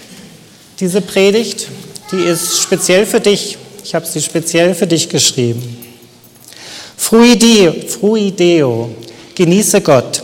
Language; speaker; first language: German; native; German